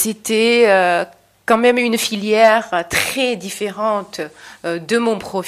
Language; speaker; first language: French; non-native, fluent; Chinese